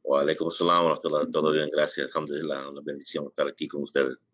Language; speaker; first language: Spanish; early bilingual, heritage; English